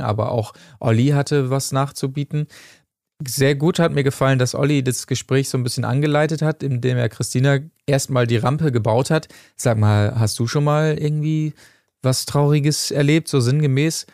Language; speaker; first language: German; native; German